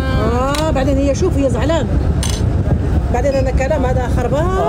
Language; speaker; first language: Arabic; non-native, learner; Pashto